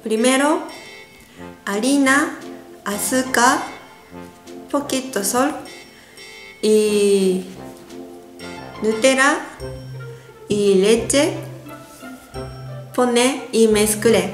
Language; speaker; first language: Spanish; non-native, learner; Japanese